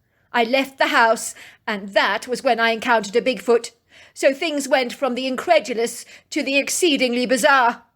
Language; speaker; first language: English; native; English